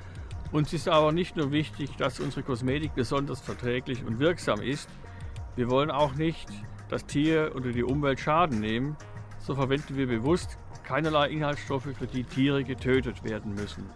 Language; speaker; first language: German; native; German